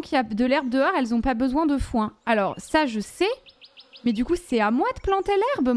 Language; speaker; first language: French; native; French